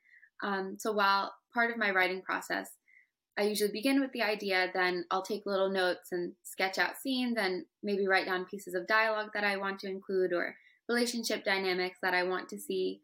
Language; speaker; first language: English; native; English